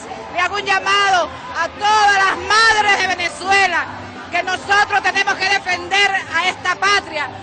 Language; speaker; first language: Spanish; native; Spanish